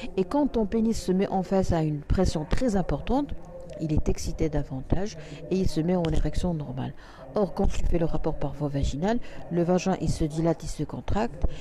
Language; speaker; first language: French; non-native, local second language; Arabic